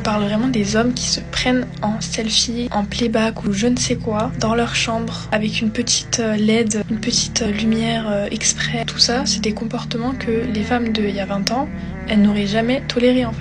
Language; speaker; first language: French; native; French